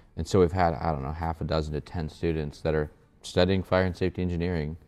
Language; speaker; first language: English; native; English